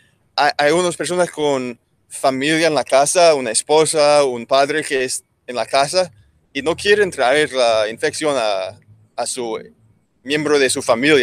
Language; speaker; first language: Spanish; non-native, learner; English